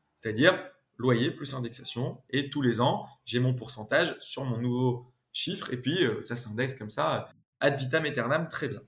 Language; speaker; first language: French; native; French